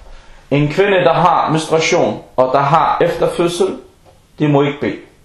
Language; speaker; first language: Danish; non-native, local second language; Arabic